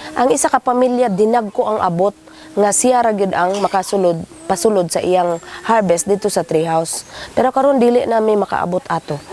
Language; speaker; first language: Cebuano; non-native, local second language; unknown